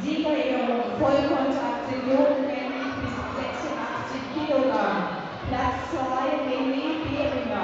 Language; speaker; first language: German; native; German